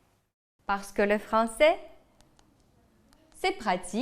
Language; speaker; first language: French; non-native, fluent; Ukrainian